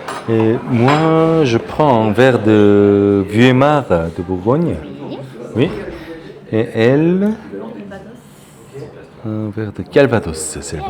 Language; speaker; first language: French; non-native, fluent; Korean